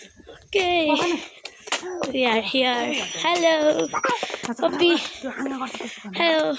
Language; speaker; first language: English; non-native, learner; Nepali